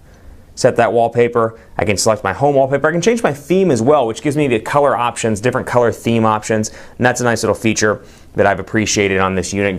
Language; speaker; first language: English; native; English